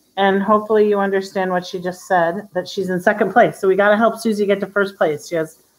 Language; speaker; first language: English; native; English